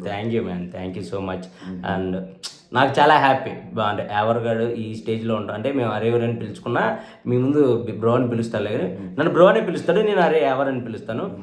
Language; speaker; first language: Telugu; native; Telugu